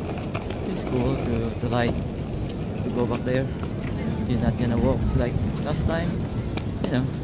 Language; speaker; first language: English; non-native, local second language; Filipino